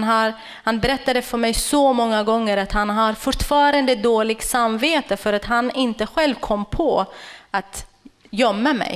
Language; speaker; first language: Swedish; non-native, fluent; Kurdish